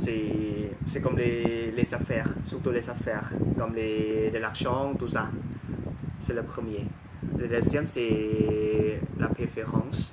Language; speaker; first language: French; non-native, learner; Thai